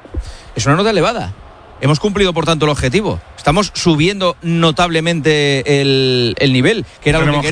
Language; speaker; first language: Spanish; native; Spanish